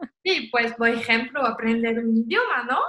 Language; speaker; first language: Spanish; non-native, fluent; French